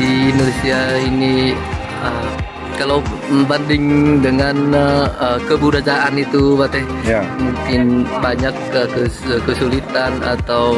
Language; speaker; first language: Indonesian; non-native, learner; Vietnamese